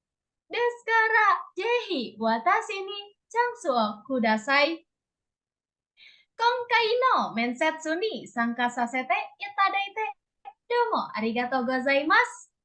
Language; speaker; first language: Japanese; non-native, learner; Indonesian